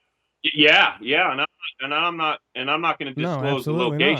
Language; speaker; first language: English; native; English